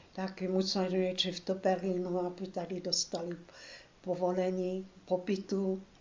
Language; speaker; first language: Czech; non-native, local second language; German